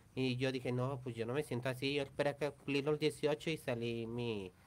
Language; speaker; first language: Spanish; native; Spanish